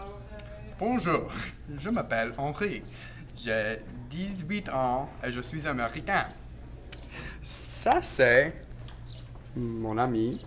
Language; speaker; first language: French; non-native, learner; English